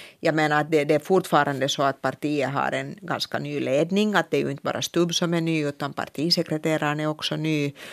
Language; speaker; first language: Swedish; native; Swedish